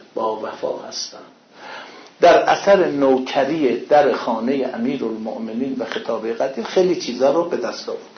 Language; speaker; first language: Persian; non-native, local second language; Azerbaijani